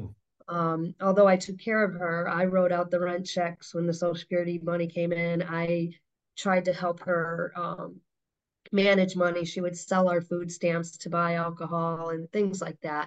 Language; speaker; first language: English; native; English